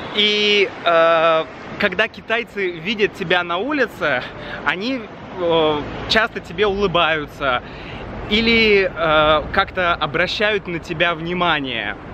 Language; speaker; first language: Russian; native; Russian